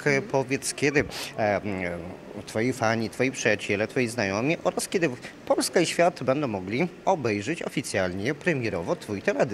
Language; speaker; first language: Polish; native; Polish